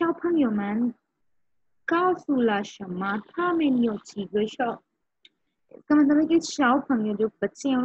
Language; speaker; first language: Chinese; non-native, fluent; Urdu